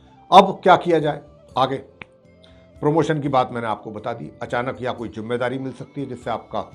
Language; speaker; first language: Hindi; native; Hindi